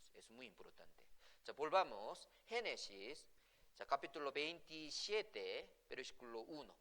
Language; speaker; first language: Spanish; non-native, fluent; Korean